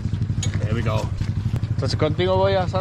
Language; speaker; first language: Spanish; non-native, learner; Danish